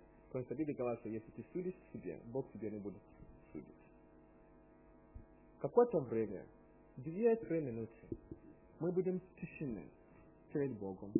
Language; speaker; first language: Russian; non-native, learner; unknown